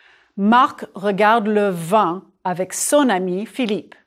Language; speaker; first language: French; non-native, fluent; English